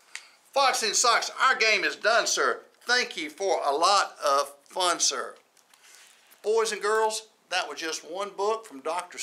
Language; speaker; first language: English; native; English